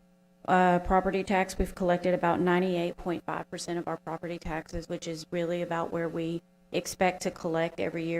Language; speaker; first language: English; native; English